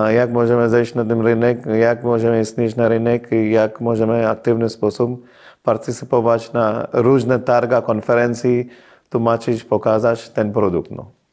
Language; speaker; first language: Polish; non-native, fluent; Hindi